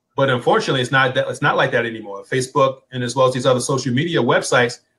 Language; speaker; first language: English; native; English